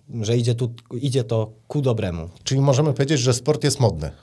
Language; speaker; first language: Polish; native; Polish